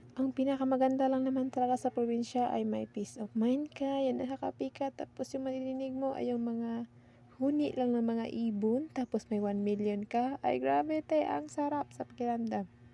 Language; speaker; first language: Filipino; non-native, local second language; Cebuano